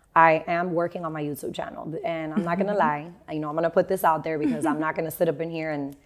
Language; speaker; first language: English; native; English